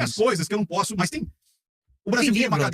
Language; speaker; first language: Portuguese; native; Portuguese